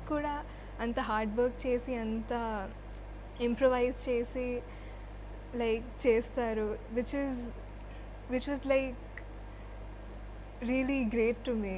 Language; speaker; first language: Telugu; non-native, local second language; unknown